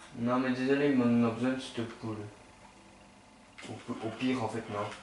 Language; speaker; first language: French; native; French